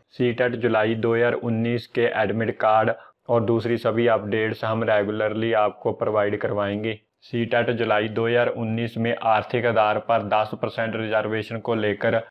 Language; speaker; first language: Hindi; non-native, local second language; Punjabi